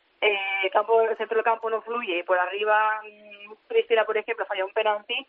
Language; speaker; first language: Spanish; native; Spanish